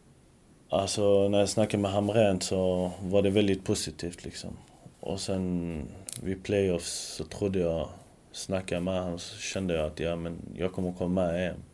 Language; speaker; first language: Swedish; early bilingual, other home language; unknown